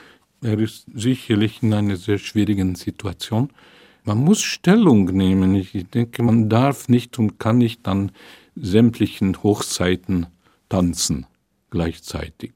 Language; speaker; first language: German; non-native, fluent; Hungarian